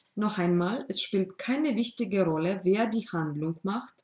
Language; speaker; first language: German; non-native, fluent; Russian